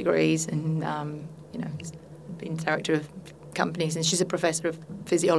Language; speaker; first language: English; non-native, fluent; Spanish